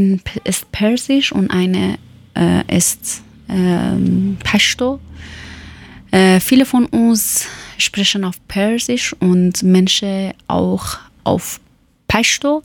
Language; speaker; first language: German; non-native, learner; Persian